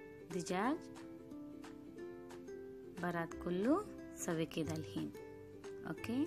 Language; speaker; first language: Arabic; non-native, learner; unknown